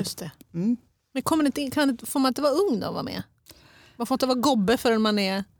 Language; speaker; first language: Swedish; native; Swedish